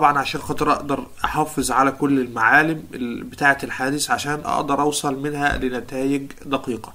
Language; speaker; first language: Arabic; native; Arabic